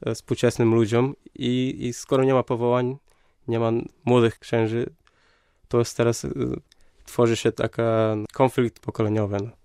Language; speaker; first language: Polish; non-native, fluent; Portuguese